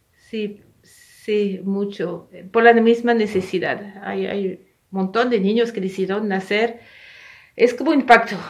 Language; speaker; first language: Spanish; non-native, fluent; French